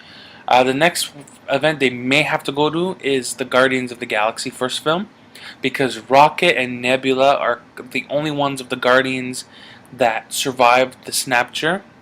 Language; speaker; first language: English; native; English